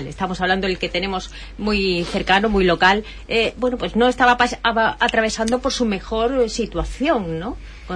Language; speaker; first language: Spanish; native; Spanish